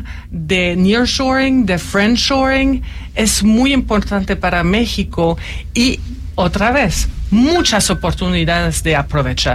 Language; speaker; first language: Spanish; non-native, fluent; French